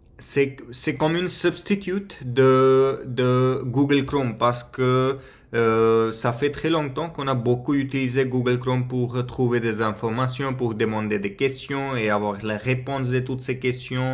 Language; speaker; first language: French; non-native, fluent; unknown